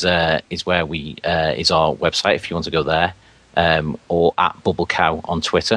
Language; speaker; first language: English; native; English